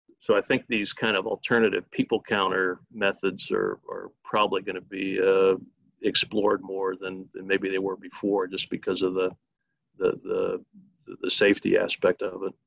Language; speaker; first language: English; native; English